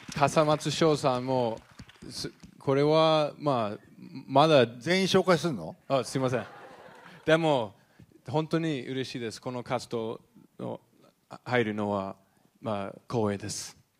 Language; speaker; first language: Japanese; non-native, fluent; English